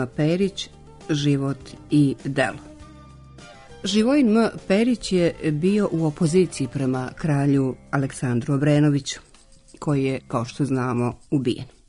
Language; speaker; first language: Serbian; native; Serbian